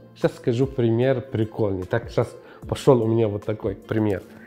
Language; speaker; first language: Russian; non-native, fluent; Arabic